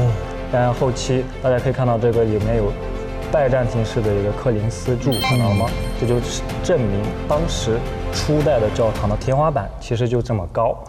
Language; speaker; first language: Chinese; native; Chinese